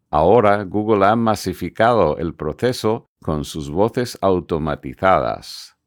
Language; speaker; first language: Spanish; non-native, fluent; English